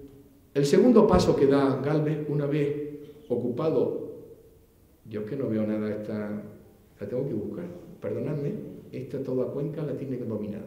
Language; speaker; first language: Spanish; native; Spanish